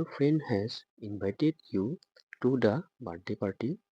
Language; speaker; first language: English; non-native, local second language; Assamese